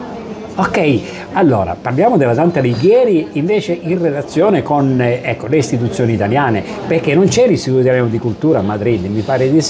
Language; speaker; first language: Italian; native; Italian